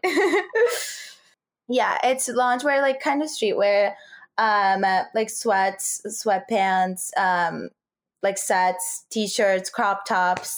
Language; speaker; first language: English; non-native, fluent; Turkish